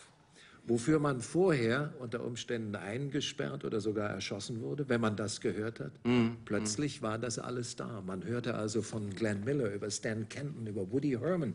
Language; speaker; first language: German; native; German